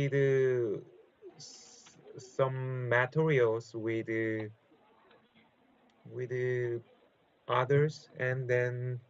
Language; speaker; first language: English; non-native, learner; Korean